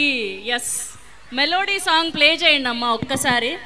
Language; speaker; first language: Telugu; native; Telugu